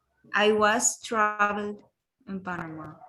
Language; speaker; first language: English; non-native, learner; Spanish